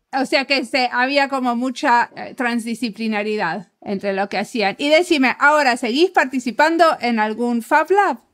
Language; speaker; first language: Spanish; native; Spanish